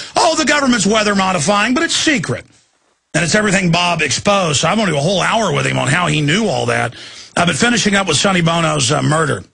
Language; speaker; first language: English; native; English